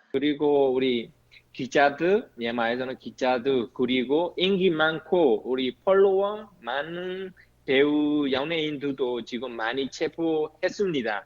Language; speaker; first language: Korean; non-native, fluent; Burmese